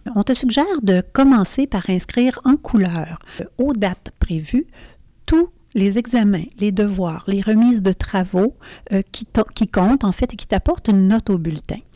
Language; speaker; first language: French; native; French